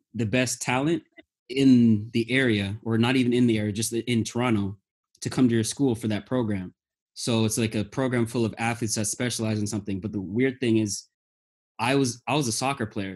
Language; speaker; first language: English; native; English